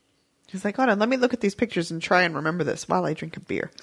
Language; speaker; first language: English; native; English